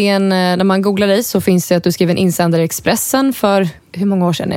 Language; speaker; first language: Swedish; native; Swedish